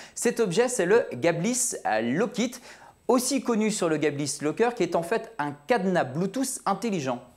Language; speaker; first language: French; native; French